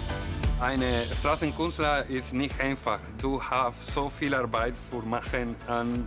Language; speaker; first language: German; non-native, learner; Spanish